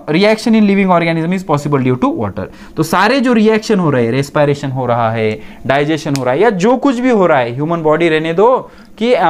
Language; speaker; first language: Hindi; non-native, local second language; Marathi